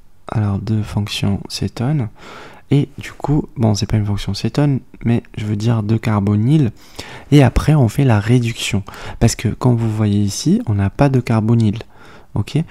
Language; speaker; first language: French; native; French